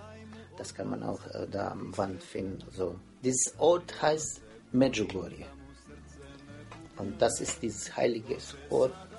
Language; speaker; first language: German; non-native, fluent; Croatian